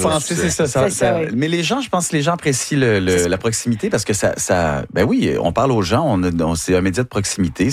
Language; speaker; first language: French; native; French